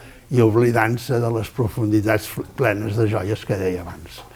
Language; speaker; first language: Catalan; native; Catalan